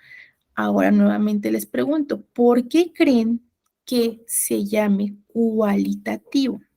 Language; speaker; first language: Spanish; native; Spanish